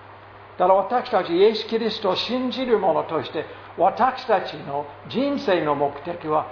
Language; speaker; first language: Japanese; non-native, fluent; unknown